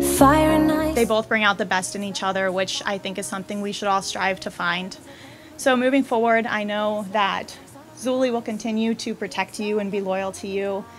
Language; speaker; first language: English; native; English